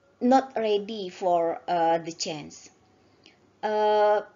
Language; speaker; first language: English; non-native, learner; Indonesian